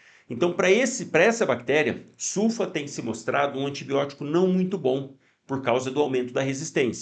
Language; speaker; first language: Portuguese; native; Portuguese